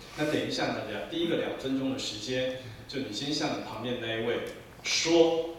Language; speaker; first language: Chinese; native; Chinese